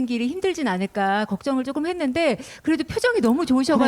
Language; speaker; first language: Korean; native; Korean